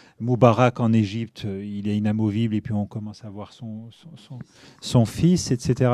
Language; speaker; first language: French; non-native, local second language; Arabic